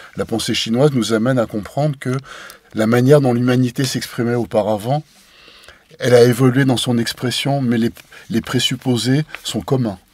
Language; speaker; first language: French; native; French